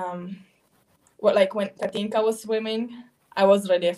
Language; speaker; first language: English; non-native, fluent; Hebrew